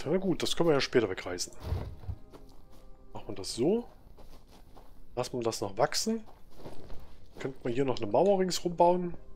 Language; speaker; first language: German; native; German